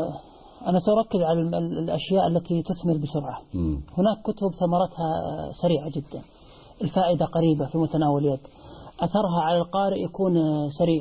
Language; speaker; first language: Arabic; native; Arabic